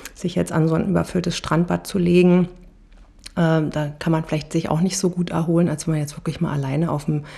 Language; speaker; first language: German; native; German